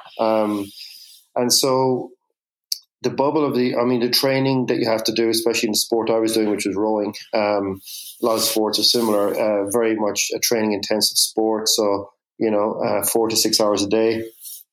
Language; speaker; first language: English; native; English